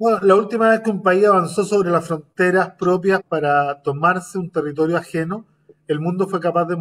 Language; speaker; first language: Spanish; native; Spanish